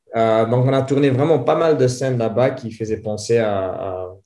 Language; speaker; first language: French; native; French